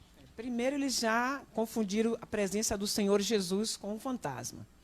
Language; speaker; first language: Portuguese; native; Portuguese